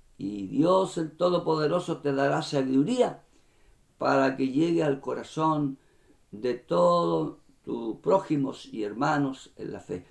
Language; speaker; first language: Spanish; native; Spanish